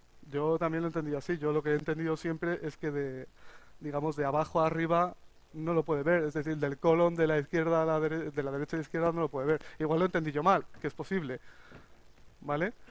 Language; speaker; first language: Spanish; native; Spanish